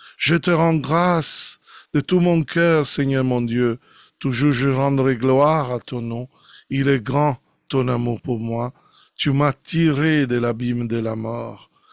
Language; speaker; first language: French; non-native, fluent; Italian